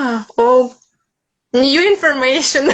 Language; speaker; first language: English; non-native, learner; Russian